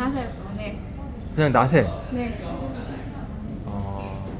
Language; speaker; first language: Korean; non-native, learner; Burmese